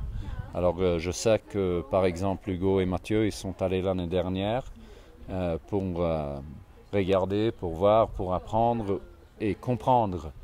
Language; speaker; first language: French; non-native, fluent; Swedish